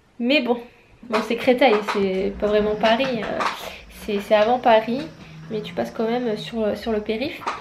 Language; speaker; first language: French; native; French